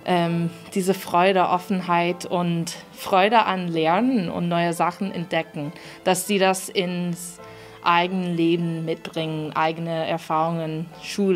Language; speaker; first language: German; non-native, fluent; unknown